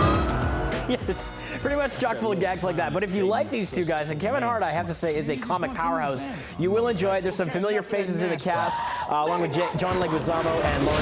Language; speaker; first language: English; native; English